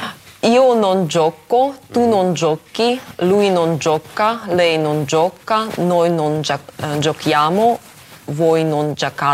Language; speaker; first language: Italian; non-native, learner; Russian